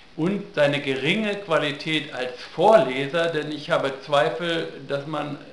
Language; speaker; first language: German; native; German